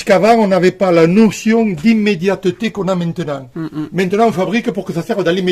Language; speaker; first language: French; native; French